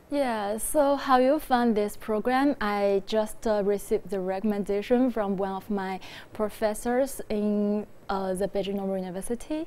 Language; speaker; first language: English; non-native, fluent; Chinese